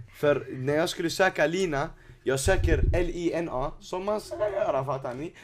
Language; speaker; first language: Swedish; native; Swedish